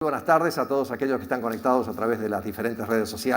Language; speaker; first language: Spanish; native; Spanish